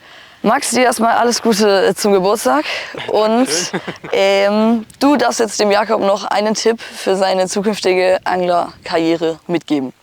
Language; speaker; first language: German; native; German